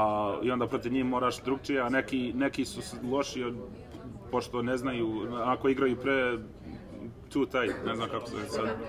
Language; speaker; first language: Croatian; early bilingual, heritage; Serbian